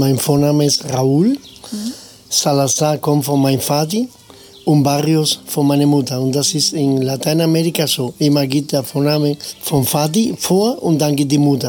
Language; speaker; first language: German; non-native, fluent; Spanish